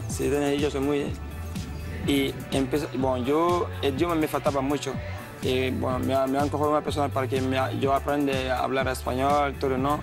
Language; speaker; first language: Spanish; non-native, fluent; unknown